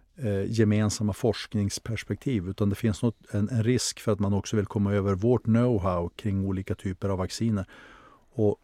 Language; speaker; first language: Swedish; native; Swedish